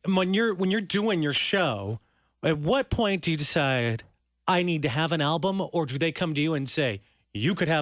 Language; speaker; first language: English; native; English